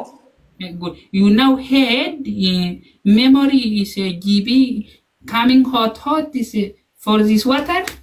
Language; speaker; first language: English; non-native, learner; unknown